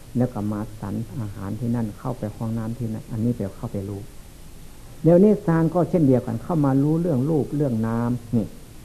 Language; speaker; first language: Thai; non-native, local second language; Lao